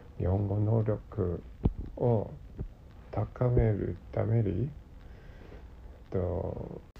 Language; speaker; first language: Japanese; non-native, learner; Cantonese